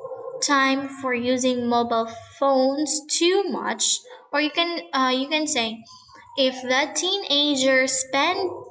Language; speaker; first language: English; non-native, fluent; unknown